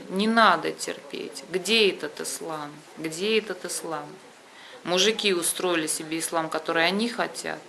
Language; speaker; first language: Russian; native; Russian